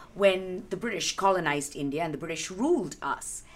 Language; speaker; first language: English; non-native, local second language; Malayalam